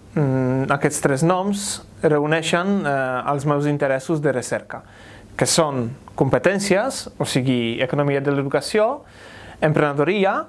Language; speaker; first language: Catalan; non-native, fluent; Polish